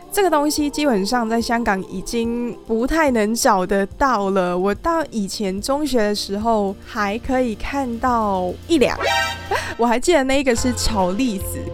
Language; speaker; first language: Chinese; non-native, fluent; Cantonese